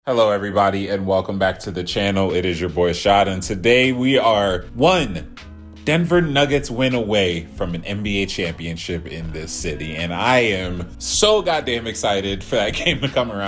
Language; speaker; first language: English; native; English